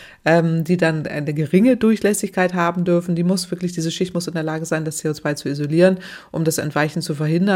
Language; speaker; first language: German; native; German